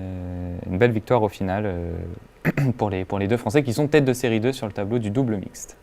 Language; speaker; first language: French; native; French